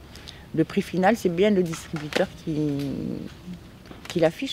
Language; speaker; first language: French; native; French